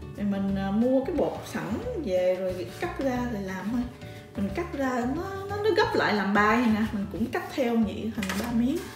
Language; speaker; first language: Vietnamese; early bilingual, heritage; Vietnamese